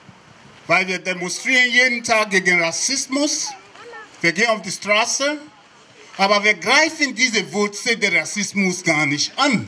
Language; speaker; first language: German; non-native, fluent; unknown